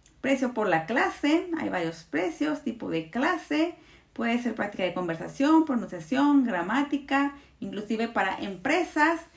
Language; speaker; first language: Spanish; native; Spanish